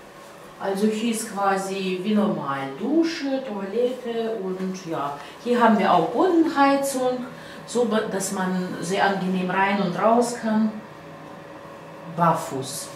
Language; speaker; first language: German; non-native, fluent; Russian